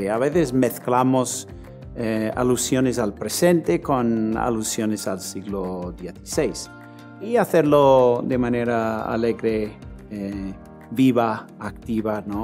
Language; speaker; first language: Spanish; non-native, fluent; English